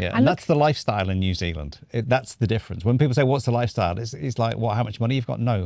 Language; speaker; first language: English; native; English